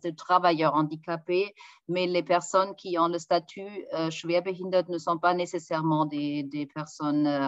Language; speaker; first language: French; non-native, fluent; German